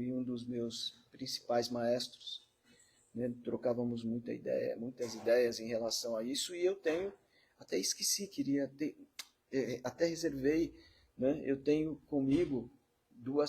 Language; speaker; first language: Portuguese; native; Portuguese